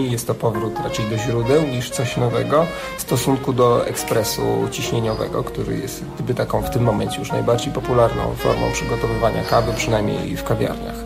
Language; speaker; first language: Polish; native; Polish